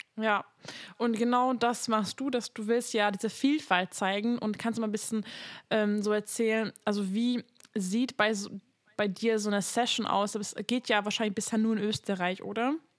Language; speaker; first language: German; non-native, fluent; Hungarian